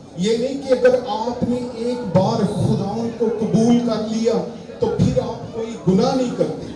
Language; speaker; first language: Urdu; non-native, local second language; Punjabi